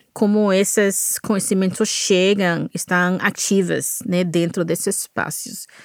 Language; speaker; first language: Portuguese; non-native, fluent; English